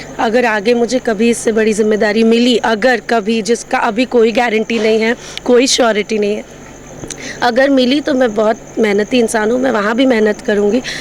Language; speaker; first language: Hindi; non-native, local second language; Bhojpuri